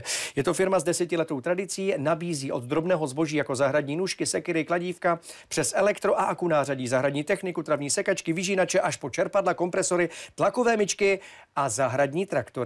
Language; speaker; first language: Czech; native; Czech